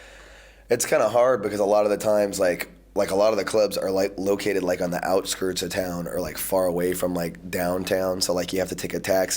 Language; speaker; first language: English; native; English